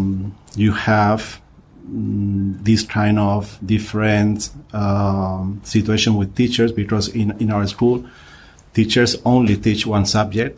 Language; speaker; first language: English; non-native, fluent; Spanish